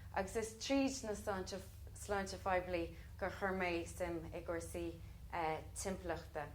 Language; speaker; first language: Irish; non-native, local second language; English